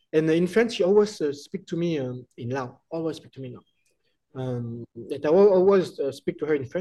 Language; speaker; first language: English; non-native, fluent; French